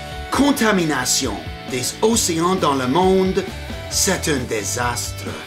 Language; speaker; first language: French; non-native, learner; English